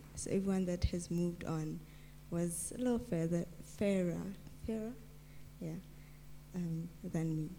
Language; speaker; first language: English; non-native, local second language; Tswana